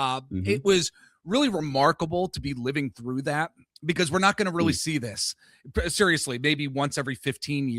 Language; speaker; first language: English; native; English